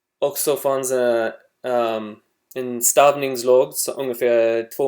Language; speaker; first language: Swedish; non-native, learner; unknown